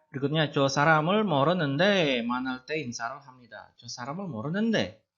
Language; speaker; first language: Korean; non-native, fluent; Indonesian